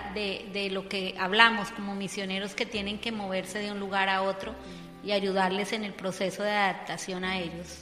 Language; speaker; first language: Spanish; native; Spanish